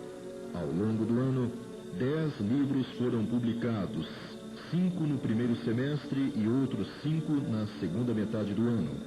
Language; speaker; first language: Portuguese; native; Portuguese